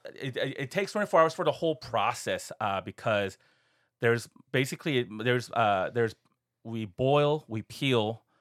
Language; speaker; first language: English; non-native, fluent; Korean